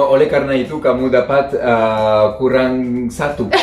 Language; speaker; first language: Indonesian; non-native, fluent; French